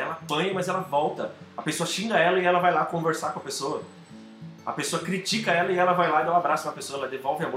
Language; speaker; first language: Portuguese; native; Portuguese